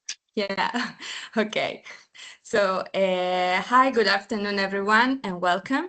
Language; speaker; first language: English; non-native, fluent; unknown